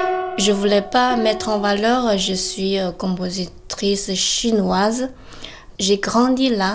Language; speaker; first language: French; non-native, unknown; Chinese